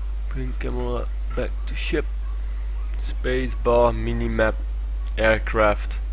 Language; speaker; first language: English; non-native, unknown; Dutch